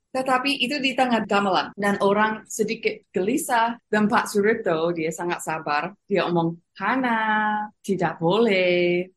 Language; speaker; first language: Indonesian; non-native, fluent; English